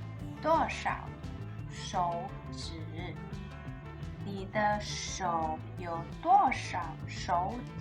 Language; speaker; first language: Chinese; non-native, learner; English